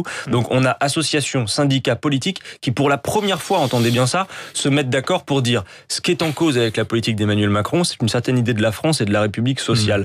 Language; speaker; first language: French; native; French